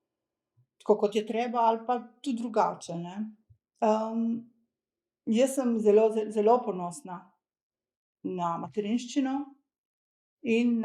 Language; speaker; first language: Slovenian; early bilingual, other home language; Croatian